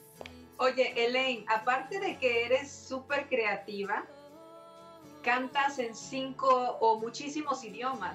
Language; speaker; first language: Spanish; native; Spanish